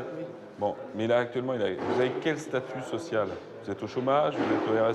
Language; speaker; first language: French; native; French